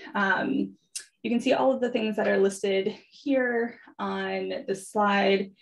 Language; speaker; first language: English; native; English